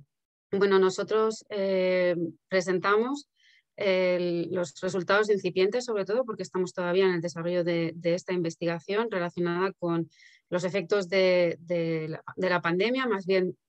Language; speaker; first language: Spanish; native; Spanish